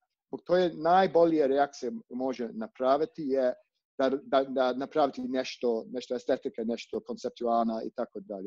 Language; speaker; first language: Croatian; non-native, learner; English